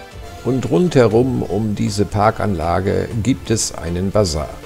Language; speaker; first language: German; native; German